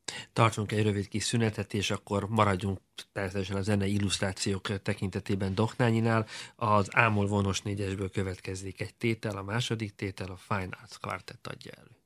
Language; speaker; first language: Hungarian; native; Hungarian